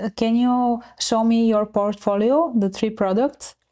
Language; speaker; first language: English; non-native, fluent; Bulgarian